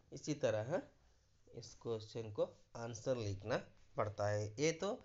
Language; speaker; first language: Hindi; non-native, local second language; Kannada